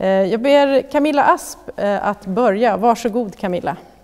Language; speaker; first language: Swedish; native; Swedish